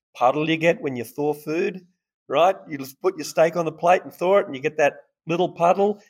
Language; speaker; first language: English; native; English